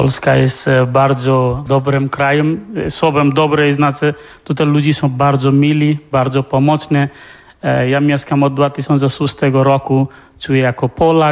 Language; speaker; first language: Polish; non-native, learner; Nepali